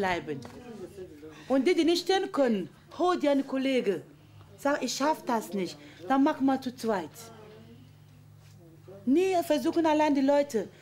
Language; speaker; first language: German; non-native, fluent; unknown